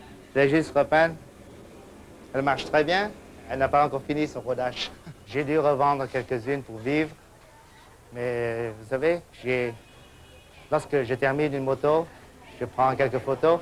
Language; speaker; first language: French; non-native, fluent; Vietnamese